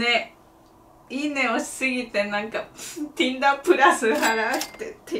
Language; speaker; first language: Japanese; non-native, fluent; Spanish